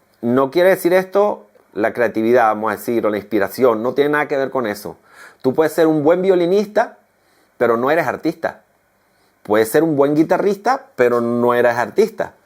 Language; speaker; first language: Spanish; native; Spanish